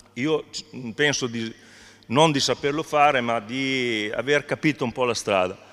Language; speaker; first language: Italian; native; Italian